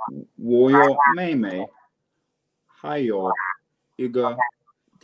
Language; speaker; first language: Chinese; non-native, learner; English